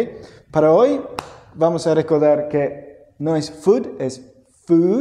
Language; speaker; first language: Spanish; non-native, fluent; English